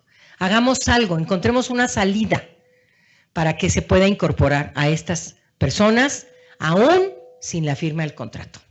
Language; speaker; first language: Spanish; native; Spanish